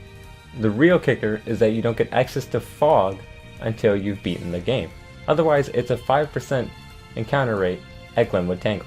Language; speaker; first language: English; native; English